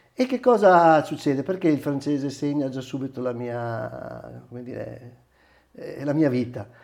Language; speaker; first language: Italian; native; Italian